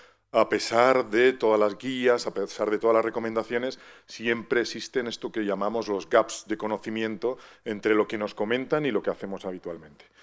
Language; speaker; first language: Spanish; native; Spanish